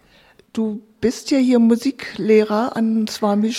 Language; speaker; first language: German; native; German